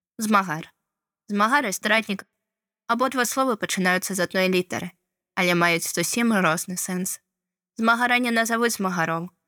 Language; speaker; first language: Belarusian; non-native, local second language; Russian